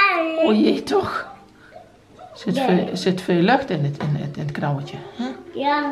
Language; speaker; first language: Dutch; native; Dutch